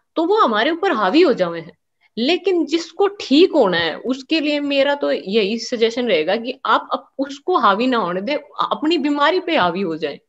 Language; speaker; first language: Hindi; native; Hindi